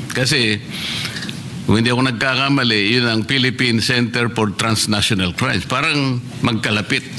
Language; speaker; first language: Filipino; native; Filipino